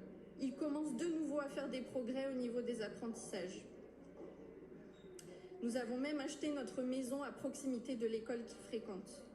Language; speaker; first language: French; native; French